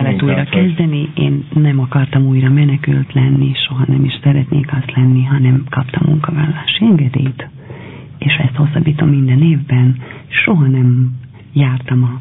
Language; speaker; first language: Hungarian; non-native, fluent; Albanian